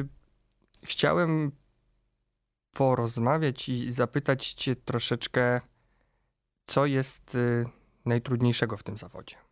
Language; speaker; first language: Polish; native; Polish